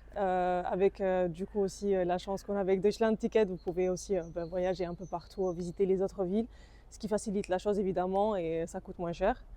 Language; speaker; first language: French; native; French